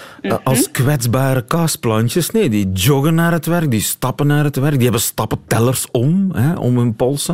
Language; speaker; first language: Dutch; native; Dutch